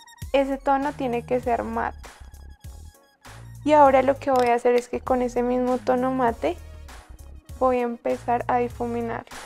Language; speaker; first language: Spanish; native; Spanish